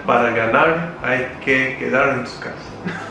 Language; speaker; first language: Spanish; non-native, learner; English